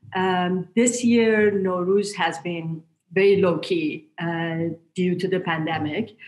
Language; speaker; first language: English; non-native, fluent; Persian